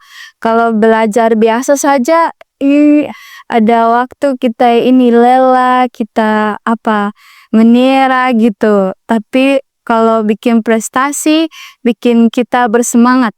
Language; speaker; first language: Indonesian; non-native, learner; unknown